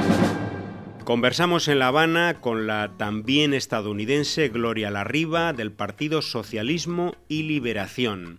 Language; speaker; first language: Spanish; native; Spanish